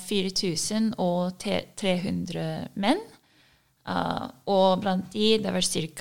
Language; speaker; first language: Norwegian; non-native, fluent; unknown